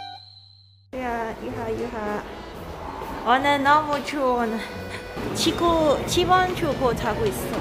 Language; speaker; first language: Korean; non-native, learner; Cantonese